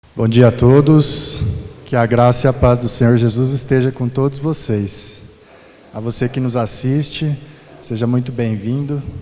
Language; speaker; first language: Portuguese; native; Portuguese